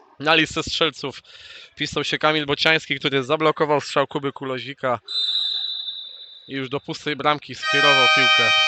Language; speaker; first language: Polish; native; Polish